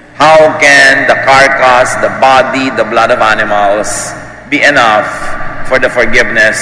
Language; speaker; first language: English; non-native, local second language; Filipino